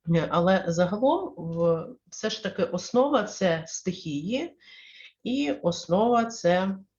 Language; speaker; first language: Ukrainian; non-native, local second language; Russian